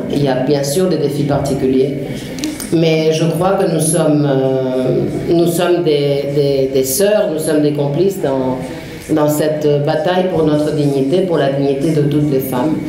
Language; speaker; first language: French; non-native, fluent; Spanish